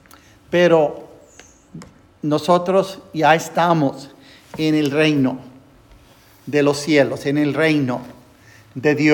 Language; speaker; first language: Spanish; non-native, fluent; English